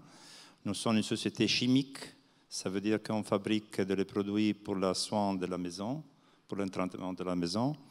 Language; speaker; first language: French; non-native, fluent; Italian